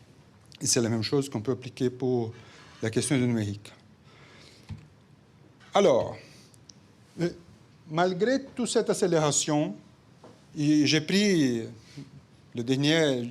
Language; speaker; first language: French; non-native, fluent; Portuguese